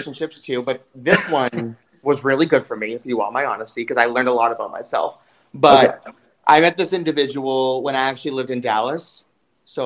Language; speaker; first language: English; native; English